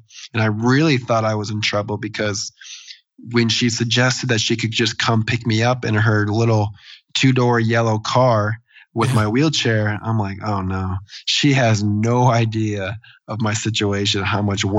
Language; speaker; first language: English; native; English